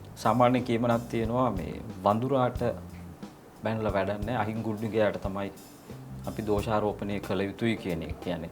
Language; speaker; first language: Sinhala; non-native, local second language; Tamil